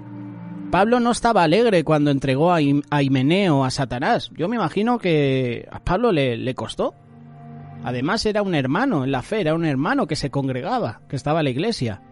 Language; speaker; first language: Spanish; native; Spanish